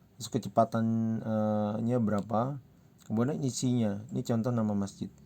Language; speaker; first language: Indonesian; native; Indonesian